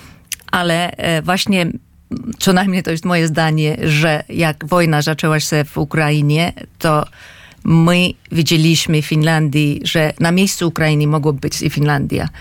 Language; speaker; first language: Polish; non-native, fluent; Finnish